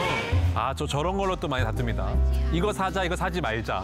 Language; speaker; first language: Korean; native; Korean